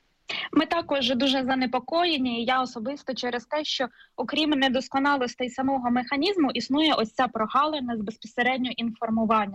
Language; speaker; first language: Ukrainian; native; Ukrainian